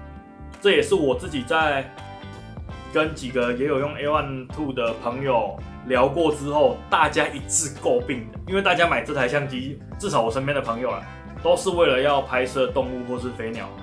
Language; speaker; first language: Chinese; native; Chinese